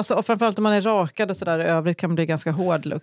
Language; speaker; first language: Swedish; native; Swedish